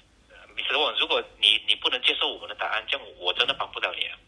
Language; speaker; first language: Chinese; native; Chinese